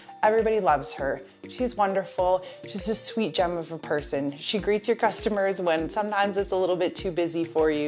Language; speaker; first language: English; native; English